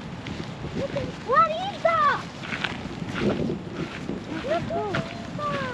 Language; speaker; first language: Spanish; early bilingual, other home language; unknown